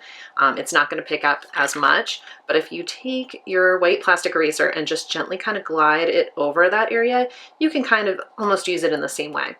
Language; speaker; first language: English; native; English